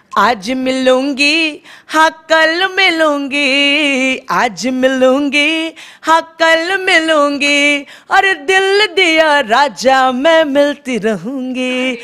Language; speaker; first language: Hindi; native; Hindi